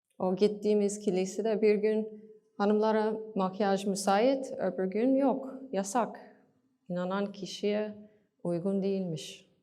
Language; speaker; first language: Turkish; non-native, fluent; English